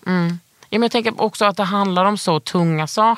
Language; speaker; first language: Swedish; native; Swedish